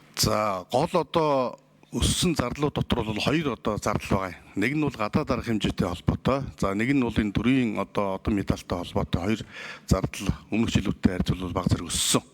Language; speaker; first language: Mongolian; native; Mongolian